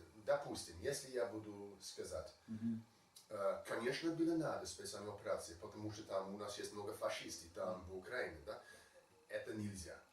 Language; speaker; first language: Russian; non-native, learner; English